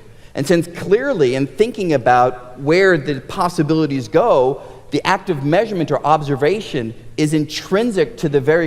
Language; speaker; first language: English; native; English